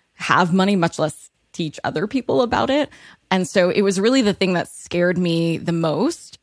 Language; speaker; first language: English; early bilingual, other home language; Hebrew